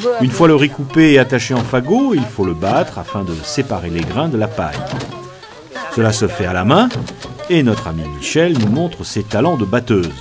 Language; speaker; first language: French; native; French